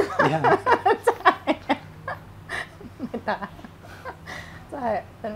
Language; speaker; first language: Thai; non-native, fluent; English